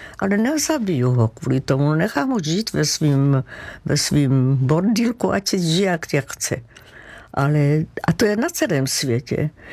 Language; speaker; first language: Czech; native; Czech